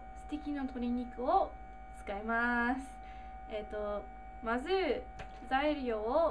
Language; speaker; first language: Japanese; non-native, learner; English